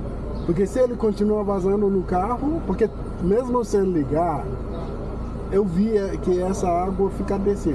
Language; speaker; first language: Portuguese; non-native, fluent; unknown